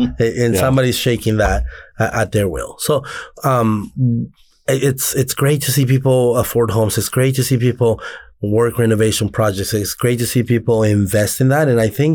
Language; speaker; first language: English; native; English